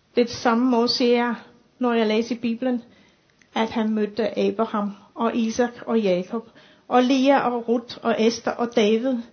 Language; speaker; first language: Danish; non-native, fluent; English